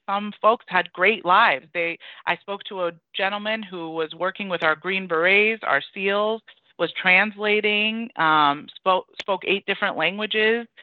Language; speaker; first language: English; early bilingual, other home language; Persian